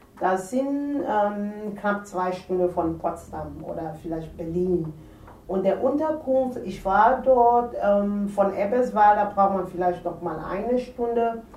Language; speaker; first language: German; non-native, fluent; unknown